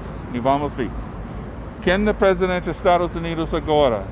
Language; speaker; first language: Portuguese; non-native, learner; English